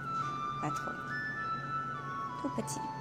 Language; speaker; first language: French; non-native, fluent; Chinese